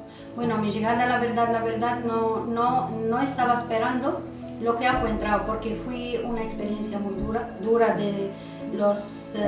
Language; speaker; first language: Spanish; non-native, local second language; Arabic